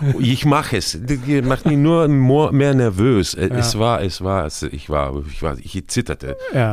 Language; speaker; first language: German; non-native, fluent; Spanish